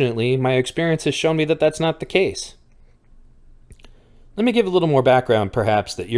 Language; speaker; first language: English; native; English